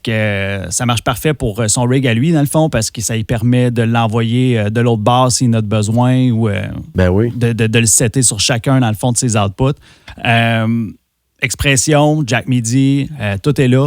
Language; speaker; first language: French; native; French